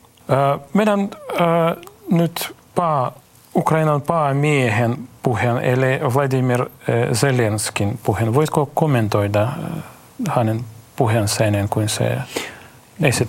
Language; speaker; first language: Finnish; non-native, fluent; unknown